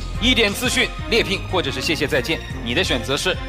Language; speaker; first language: Chinese; native; Chinese